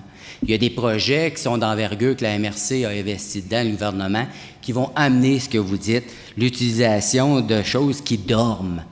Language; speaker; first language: French; native; French